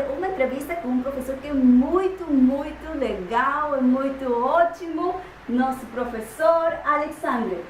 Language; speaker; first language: Portuguese; non-native, fluent; Spanish